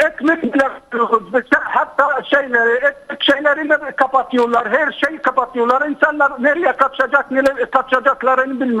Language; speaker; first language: Turkish; non-native, fluent; Arabic